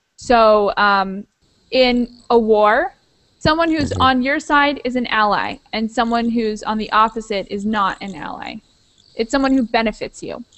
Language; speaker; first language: English; native; English